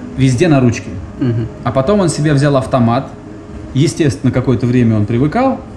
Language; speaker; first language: Russian; native; Russian